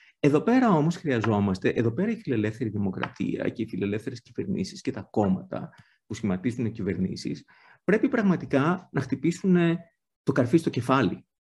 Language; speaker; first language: Greek; native; Greek